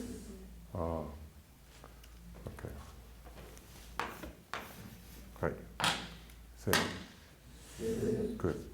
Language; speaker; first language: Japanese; non-native, fluent; English